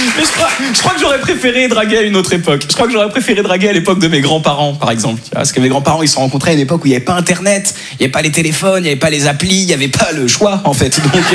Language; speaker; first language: French; native; French